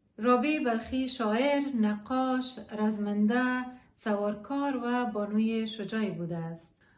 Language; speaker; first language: Persian; native; Persian